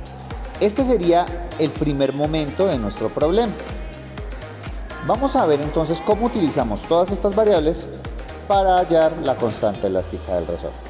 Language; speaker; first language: Spanish; native; Spanish